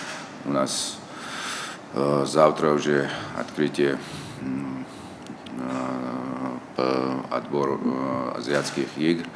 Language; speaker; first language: Russian; non-native, local second language; Tajik